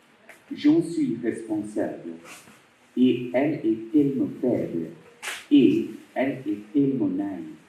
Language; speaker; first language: French; non-native, fluent; Bangla